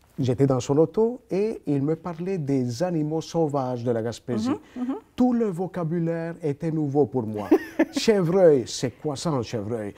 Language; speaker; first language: French; non-native, fluent; Spanish